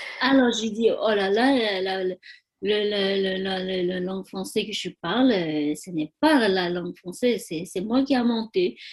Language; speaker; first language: French; non-native, learner; Tibetan